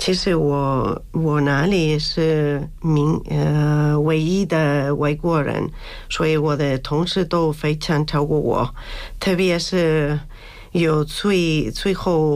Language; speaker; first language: Chinese; non-native, fluent; Spanish